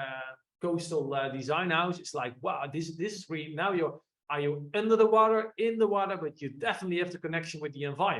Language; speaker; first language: English; non-native, fluent; Dutch